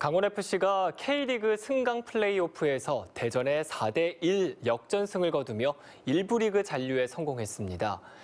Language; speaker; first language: Korean; native; Korean